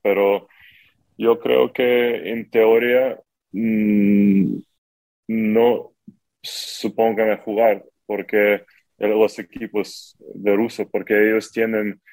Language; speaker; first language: Spanish; non-native, learner; Ukrainian